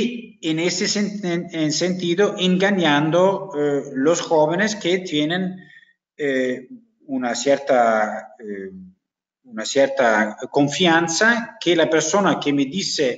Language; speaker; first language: Spanish; non-native, fluent; German